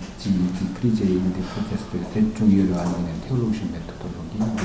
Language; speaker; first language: German; non-native, learner; Korean